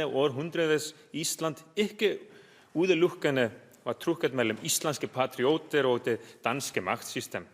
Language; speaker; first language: Danish; non-native, fluent; Icelandic